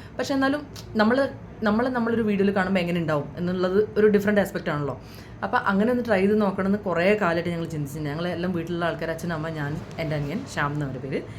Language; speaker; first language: Malayalam; early bilingual, heritage; Malayalam